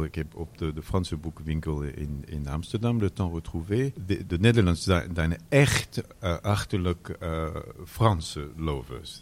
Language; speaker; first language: Dutch; non-native, learner; French